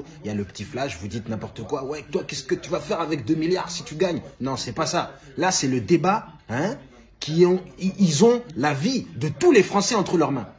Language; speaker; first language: French; native; French